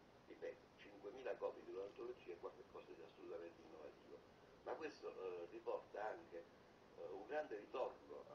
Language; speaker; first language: Italian; native; Italian